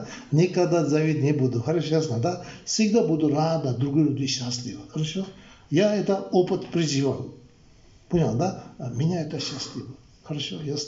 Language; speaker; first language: Russian; non-native, learner; Tibetan